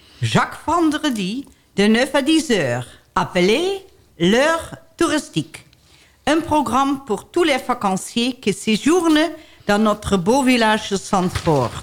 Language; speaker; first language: French; non-native, learner; Dutch